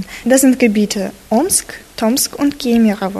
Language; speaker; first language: German; non-native, fluent; Russian